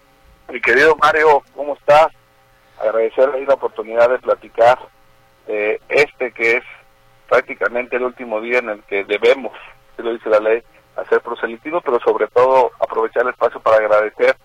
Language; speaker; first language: Spanish; native; Spanish